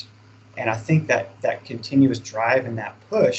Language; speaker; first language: English; native; English